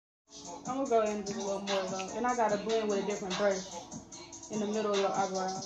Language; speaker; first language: English; native; English